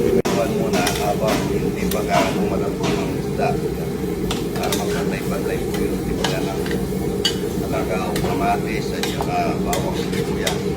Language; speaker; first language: Filipino; non-native, local second language; Pampanga